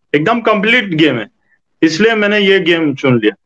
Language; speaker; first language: Hindi; native; Hindi